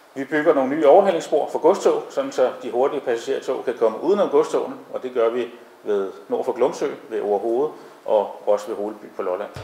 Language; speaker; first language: Danish; native; Danish